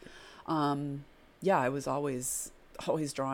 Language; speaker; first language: English; early bilingual, other home language; French